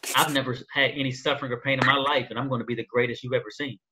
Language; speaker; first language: English; native; English